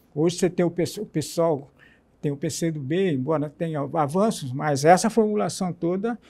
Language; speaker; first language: Portuguese; native; Portuguese